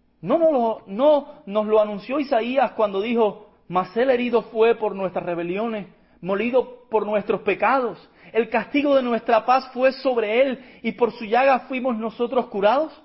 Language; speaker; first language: Spanish; native; Spanish